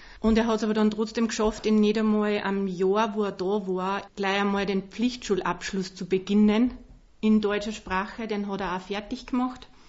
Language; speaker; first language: German; native; German